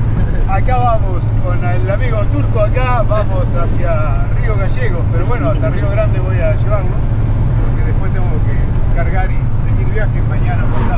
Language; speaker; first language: Spanish; native; Spanish